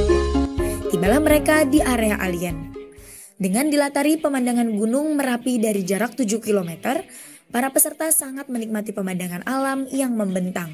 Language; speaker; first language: Indonesian; native; Indonesian